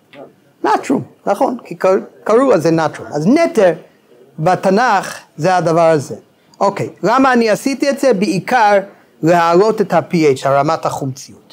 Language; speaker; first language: Hebrew; non-native, fluent; English